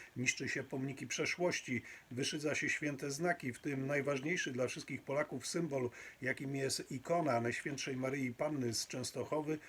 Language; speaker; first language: Polish; native; Polish